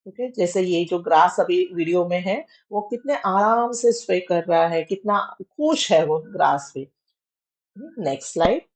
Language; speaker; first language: Hindi; non-native, local second language; Marathi